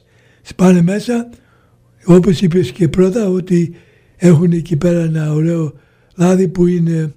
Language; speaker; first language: Greek; early bilingual, heritage; Greek